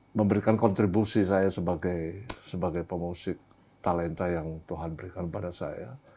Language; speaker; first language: Indonesian; native; Indonesian